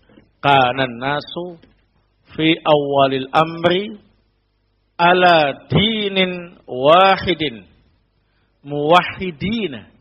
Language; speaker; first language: Arabic; non-native, fluent; Indonesian